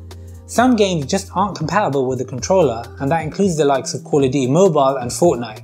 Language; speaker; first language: English; native; English